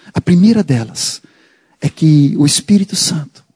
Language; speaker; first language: Portuguese; non-native, fluent; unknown